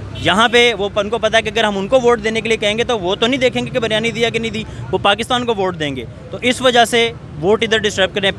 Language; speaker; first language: Urdu; native; Urdu